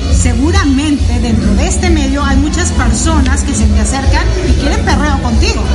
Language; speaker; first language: Spanish; native; Spanish